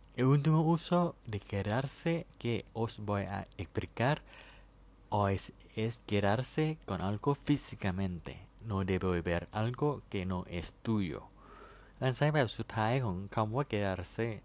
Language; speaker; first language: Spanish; non-native, fluent; Thai